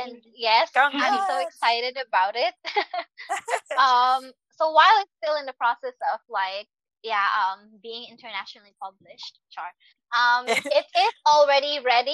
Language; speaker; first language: English; non-native, local second language; Cebuano